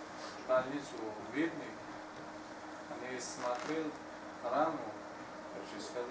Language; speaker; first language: Russian; non-native, learner; Tajik